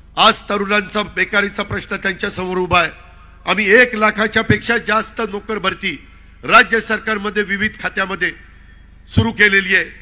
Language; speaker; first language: Marathi; native; Marathi